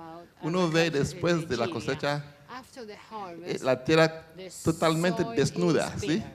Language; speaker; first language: Spanish; non-native, fluent; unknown